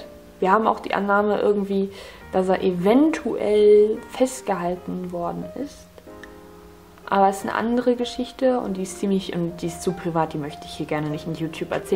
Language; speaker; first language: German; native; German